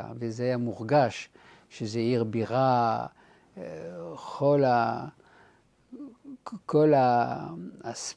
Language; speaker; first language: Hebrew; non-native, fluent; French